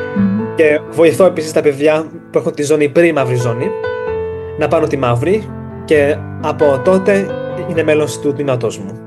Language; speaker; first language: Greek; non-native, fluent; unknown